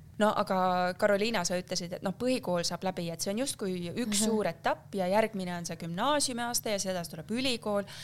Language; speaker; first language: Estonian; native; Estonian